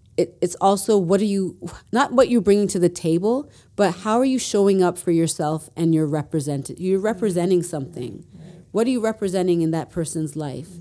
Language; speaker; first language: English; native; English